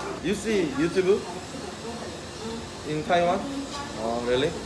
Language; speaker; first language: English; non-native, learner; Korean